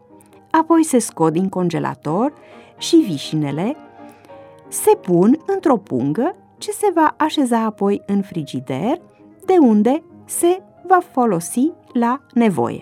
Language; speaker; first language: Romanian; native; Romanian